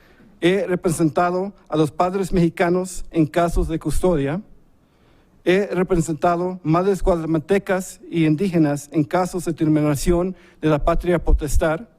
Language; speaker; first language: Spanish; early bilingual, heritage; English